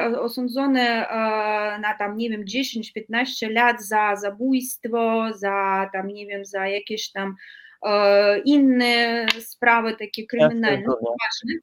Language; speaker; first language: Polish; non-native, fluent; Russian